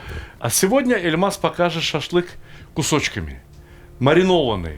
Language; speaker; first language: Russian; native; Russian